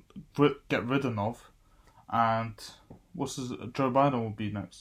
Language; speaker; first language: English; native; English